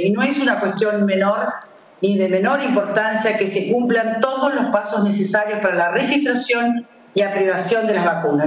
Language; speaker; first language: Spanish; native; Spanish